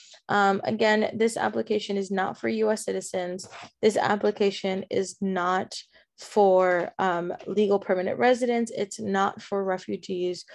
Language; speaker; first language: English; early bilingual, other home language; Spanish